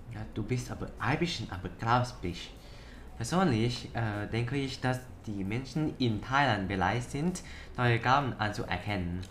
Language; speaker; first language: German; non-native, learner; Thai